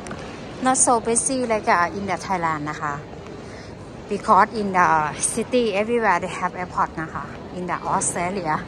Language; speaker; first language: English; non-native, learner; Thai